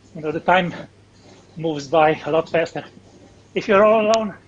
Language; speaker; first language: English; non-native, fluent; Slovenian